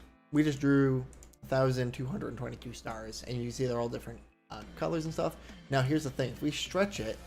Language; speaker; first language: English; native; English